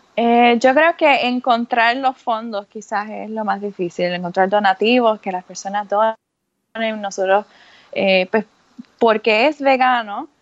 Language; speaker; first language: Spanish; native; Spanish